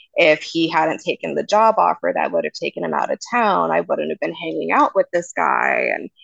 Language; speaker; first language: English; native; English